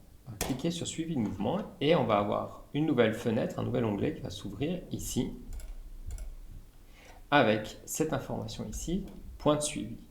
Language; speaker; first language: French; native; French